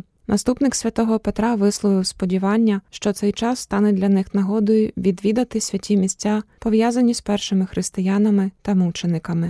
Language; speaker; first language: Ukrainian; native; Ukrainian